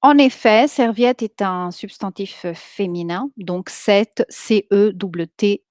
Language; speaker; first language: French; non-native, fluent; Portuguese